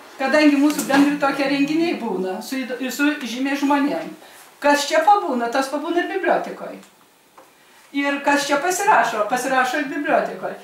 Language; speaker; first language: Lithuanian; native; Lithuanian